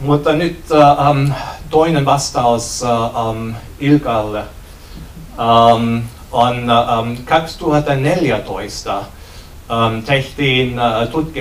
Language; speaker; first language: Finnish; non-native, learner; German